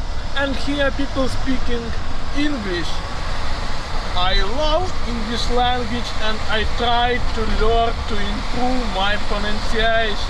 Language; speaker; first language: English; non-native, learner; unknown